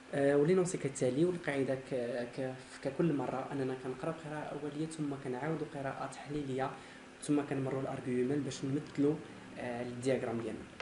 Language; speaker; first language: Arabic; native; Arabic